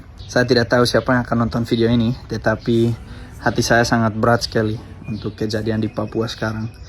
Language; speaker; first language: Indonesian; early bilingual, other home language; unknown